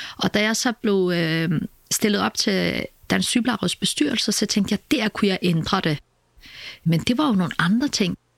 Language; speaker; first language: Danish; early bilingual, other home language; Kurdish